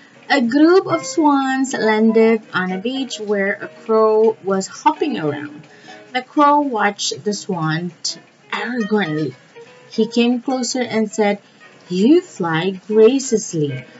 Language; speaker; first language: English; non-native, fluent; Indonesian